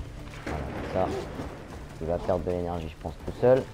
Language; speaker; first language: French; native; French